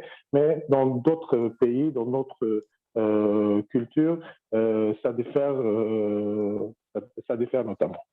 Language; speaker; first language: French; non-native, fluent; Arabic